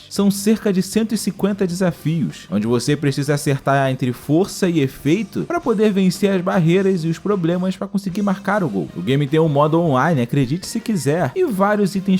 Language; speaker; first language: Portuguese; native; Portuguese